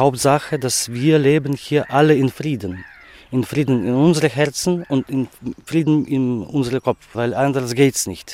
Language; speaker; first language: German; non-native, learner; Russian